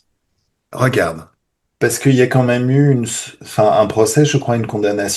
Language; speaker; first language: French; native; French